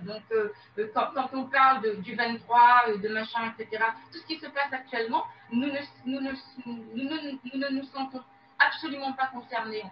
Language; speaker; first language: French; native; French